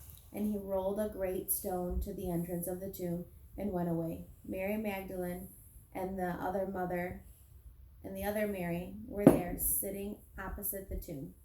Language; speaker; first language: English; native; English